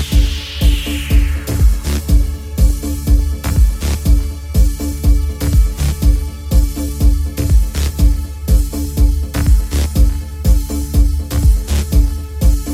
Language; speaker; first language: English; non-native, local second language; Zulu